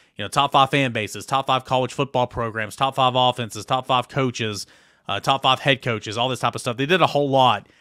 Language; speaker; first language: English; native; English